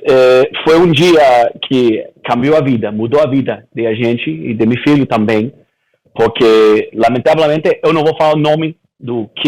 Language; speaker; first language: Portuguese; early bilingual, heritage; Portuguese